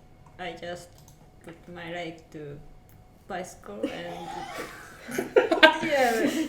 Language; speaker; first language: English; non-native, learner; Japanese